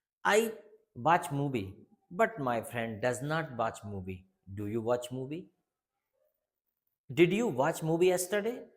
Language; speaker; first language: English; non-native, local second language; Hindi